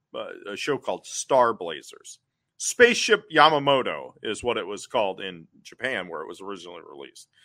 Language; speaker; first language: English; native; English